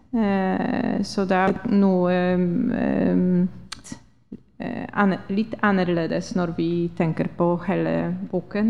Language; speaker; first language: Norwegian; non-native, fluent; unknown